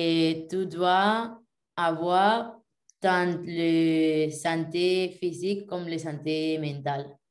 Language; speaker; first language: French; non-native, learner; Spanish